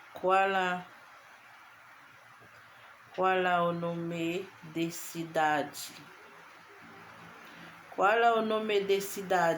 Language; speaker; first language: Portuguese; non-native, learner; Haitian Creole